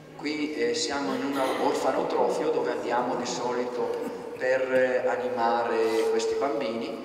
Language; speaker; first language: Italian; native; Italian